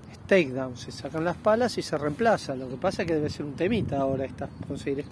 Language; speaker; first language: Spanish; native; Spanish